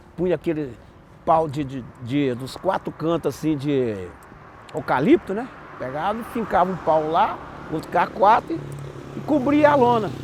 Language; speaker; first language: Portuguese; native; Portuguese